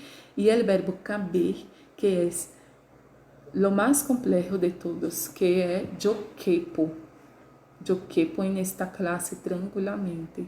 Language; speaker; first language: Spanish; non-native, learner; Portuguese